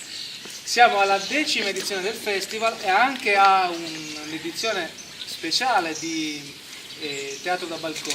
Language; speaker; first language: Italian; native; Italian